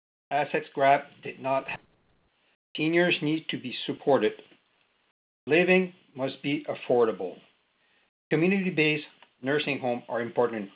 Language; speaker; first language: English; non-native, fluent; French